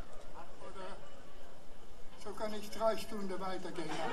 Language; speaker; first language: German; non-native, fluent; Dutch